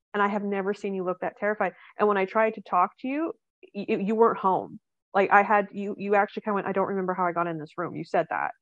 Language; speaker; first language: English; native; English